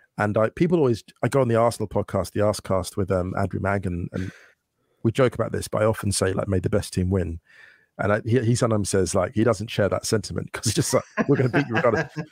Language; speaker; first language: English; native; English